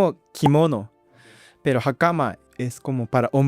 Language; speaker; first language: Spanish; non-native, learner; Japanese